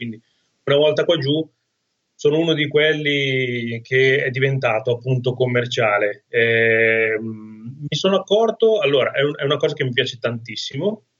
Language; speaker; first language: Italian; native; Italian